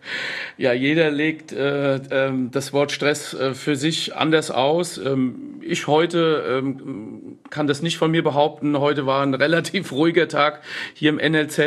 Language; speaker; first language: German; native; German